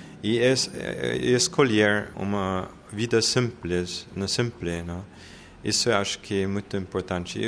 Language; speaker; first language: Portuguese; non-native, fluent; German